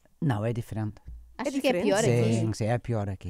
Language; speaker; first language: Portuguese; non-native, learner; English